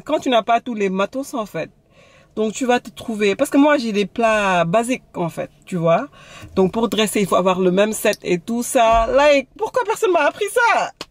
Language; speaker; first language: French; non-native, local second language; Wolof